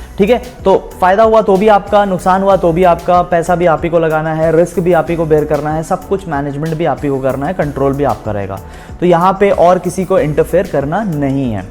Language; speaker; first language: Hindi; native; Hindi